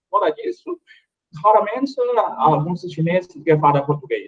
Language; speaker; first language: Portuguese; non-native, fluent; Chinese